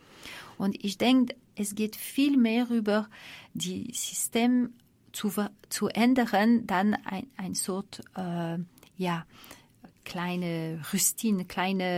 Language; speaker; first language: German; non-native, fluent; French